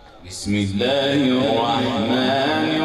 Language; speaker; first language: Arabic; native; Arabic